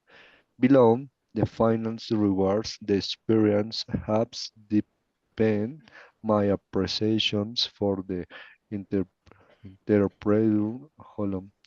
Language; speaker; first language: English; non-native, learner; Spanish